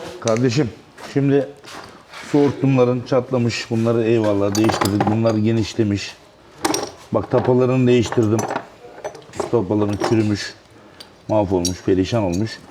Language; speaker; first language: Turkish; native; Turkish